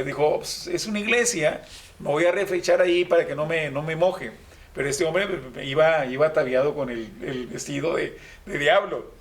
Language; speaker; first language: Spanish; native; Spanish